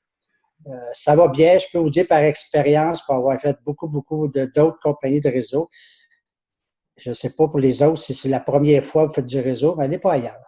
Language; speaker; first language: French; native; French